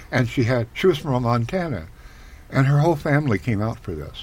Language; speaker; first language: English; native; English